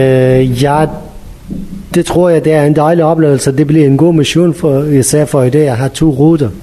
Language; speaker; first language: Danish; non-native, learner; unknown